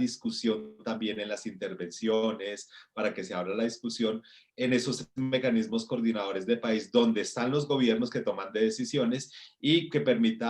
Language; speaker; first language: Spanish; native; Spanish